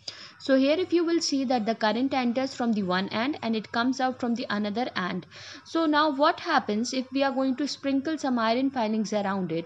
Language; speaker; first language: English; non-native, local second language; Hindi